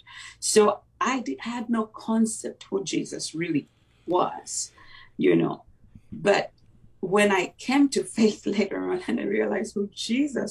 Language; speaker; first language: English; non-native, local second language; Ganda